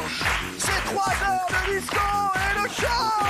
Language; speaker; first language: French; native; French